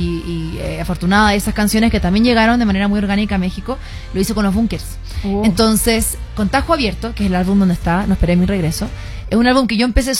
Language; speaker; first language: Spanish; native; Spanish